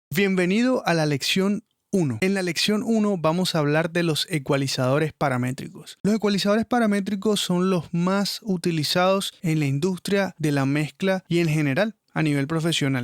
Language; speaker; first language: Spanish; native; Spanish